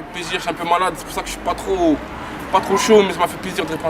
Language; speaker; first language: French; native; French